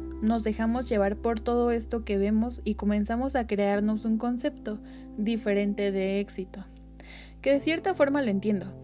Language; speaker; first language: Spanish; native; Spanish